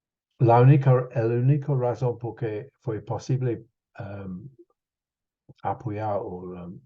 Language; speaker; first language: Spanish; non-native, fluent; English